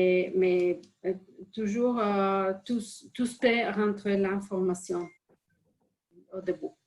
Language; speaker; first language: French; non-native, fluent; Spanish